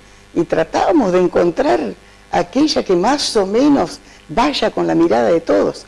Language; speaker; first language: Spanish; native; Spanish